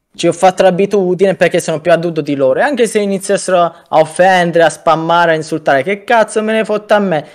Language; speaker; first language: Italian; native; Italian